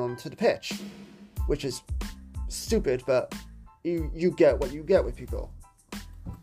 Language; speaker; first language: English; native; English